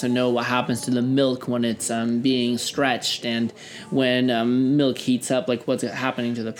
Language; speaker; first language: English; early bilingual, other home language; Russian